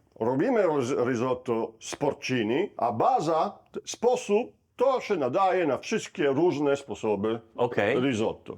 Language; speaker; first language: Polish; non-native, learner; Italian